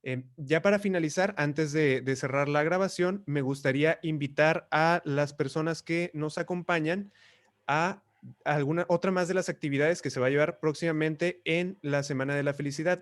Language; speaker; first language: Spanish; native; Spanish